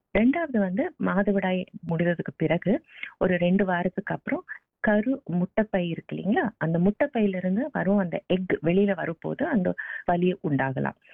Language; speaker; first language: Tamil; native; Tamil